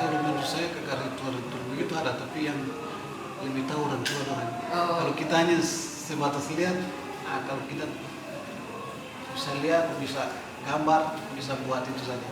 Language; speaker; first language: Indonesian; native; Indonesian